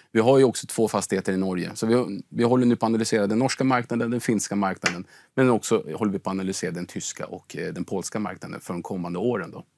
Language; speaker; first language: Swedish; native; Swedish